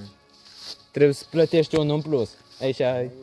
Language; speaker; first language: Romanian; non-native, learner; French